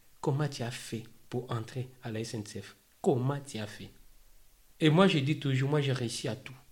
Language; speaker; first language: French; non-native, local second language; Lingala